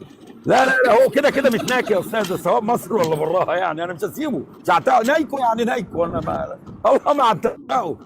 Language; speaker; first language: Arabic; native; Arabic